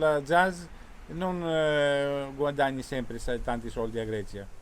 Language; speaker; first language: Italian; non-native, fluent; Greek